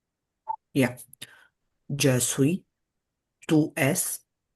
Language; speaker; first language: French; non-native, learner; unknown